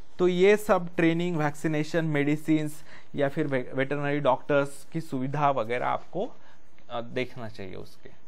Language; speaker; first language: Hindi; non-native, local second language; Marathi